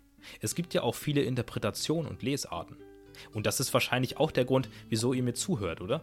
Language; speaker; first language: German; native; German